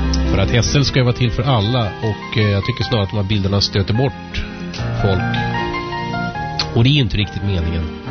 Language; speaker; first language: Swedish; native; Swedish